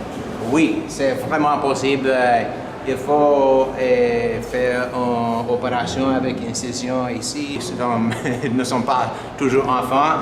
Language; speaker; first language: French; non-native, learner; English